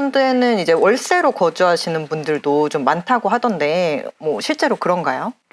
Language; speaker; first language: Korean; native; Korean